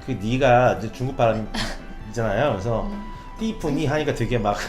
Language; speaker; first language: Korean; native; Korean